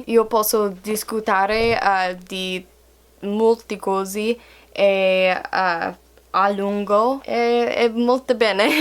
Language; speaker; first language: Italian; non-native, learner; English